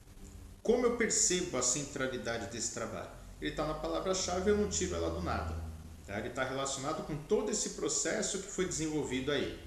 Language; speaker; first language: Portuguese; native; Portuguese